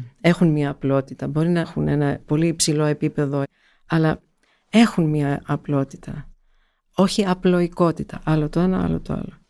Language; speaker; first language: Greek; early bilingual, heritage; Greek